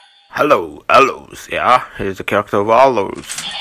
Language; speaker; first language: English; non-native, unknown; Japanese